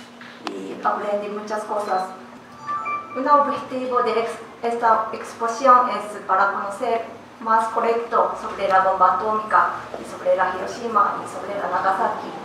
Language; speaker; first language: Spanish; non-native, learner; Japanese